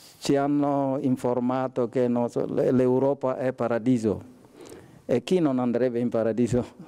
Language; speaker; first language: Italian; non-native, fluent; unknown